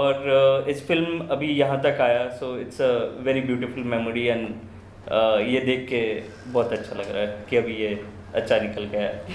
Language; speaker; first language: Hindi; non-native, local second language; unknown